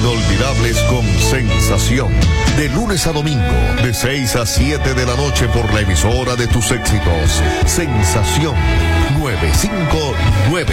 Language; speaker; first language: Spanish; native; Spanish